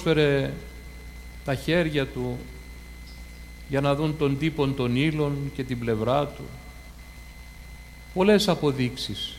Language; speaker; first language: Greek; native; Greek